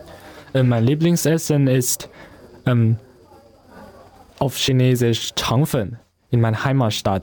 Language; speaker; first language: German; non-native, learner; Chinese